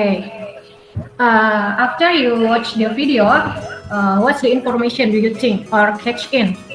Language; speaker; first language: English; non-native, learner; Indonesian